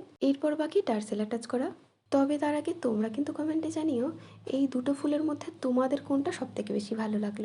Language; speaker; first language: Bangla; native; Bangla